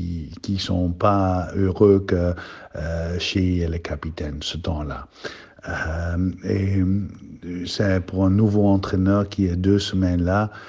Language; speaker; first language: French; non-native, fluent; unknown